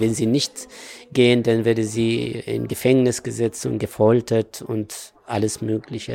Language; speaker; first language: German; non-native, fluent; Amharic